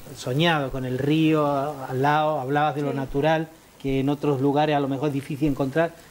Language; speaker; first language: Spanish; native; Spanish